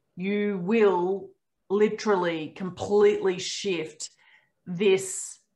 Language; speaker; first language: English; native; English